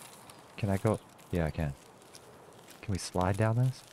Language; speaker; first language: English; native; English